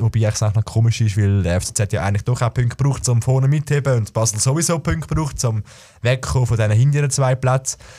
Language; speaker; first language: German; native; German